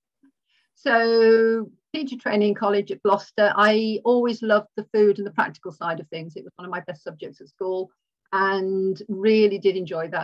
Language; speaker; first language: English; native; English